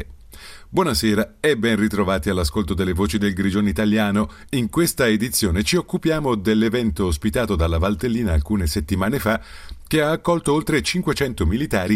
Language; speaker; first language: Italian; native; Italian